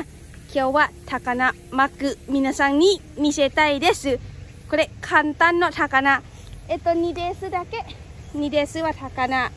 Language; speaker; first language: Japanese; non-native, learner; Lao